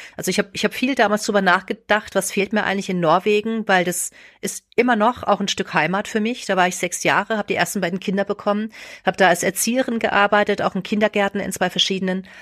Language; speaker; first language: German; native; German